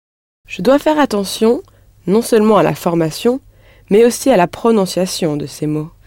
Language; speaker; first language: French; non-native, learner; English